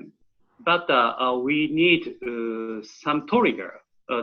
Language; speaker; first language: English; non-native, learner; Japanese